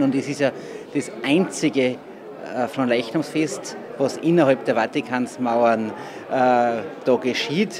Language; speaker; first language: German; native; German